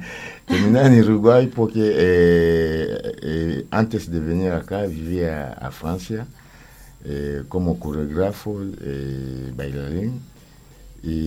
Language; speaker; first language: Spanish; non-native, learner; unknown